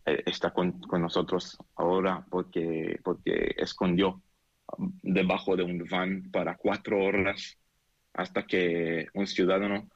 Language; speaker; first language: Spanish; non-native, learner; Hebrew